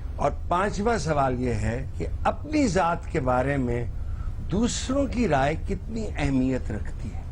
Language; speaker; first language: Urdu; non-native, local second language; Punjabi